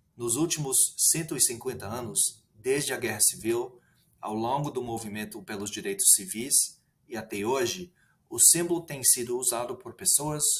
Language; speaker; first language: Portuguese; non-native, fluent; English